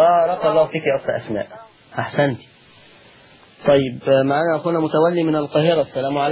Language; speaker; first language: Arabic; native; Arabic